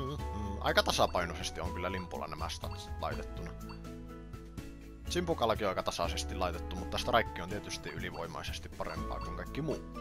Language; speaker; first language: Finnish; native; Finnish